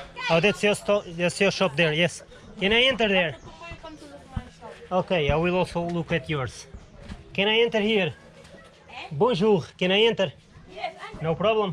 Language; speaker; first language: English; non-native, learner; Portuguese